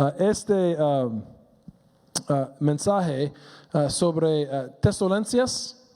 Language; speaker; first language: Spanish; non-native, learner; English